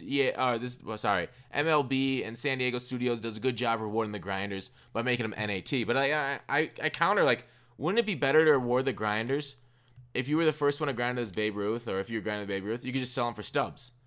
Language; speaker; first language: English; native; English